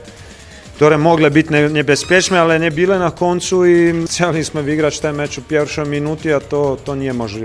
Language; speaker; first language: Polish; non-native, learner; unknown